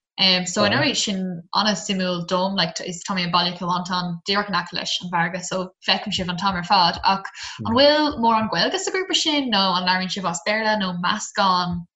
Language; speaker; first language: Irish; non-native, local second language; English